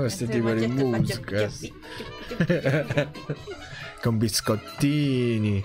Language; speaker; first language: Italian; non-native, learner; Japanese